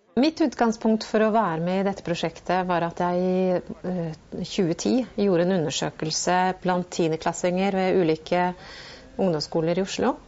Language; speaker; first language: Norwegian; native; Norwegian